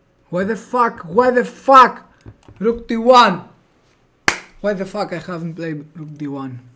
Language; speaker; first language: English; non-native, fluent; Greek